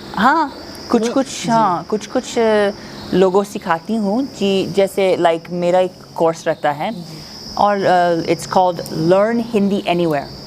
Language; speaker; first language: Hindi; non-native, fluent; English